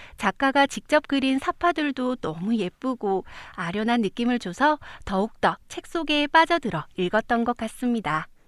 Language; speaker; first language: Korean; native; Korean